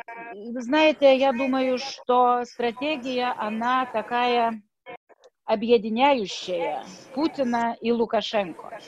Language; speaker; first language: Russian; non-native, fluent; Lithuanian